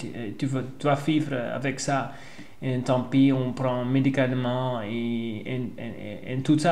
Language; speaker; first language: French; non-native, learner; Dutch